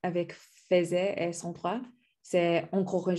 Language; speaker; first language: French; non-native, learner; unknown